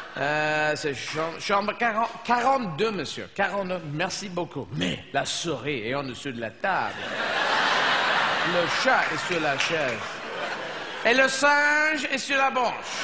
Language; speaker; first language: French; non-native, fluent; English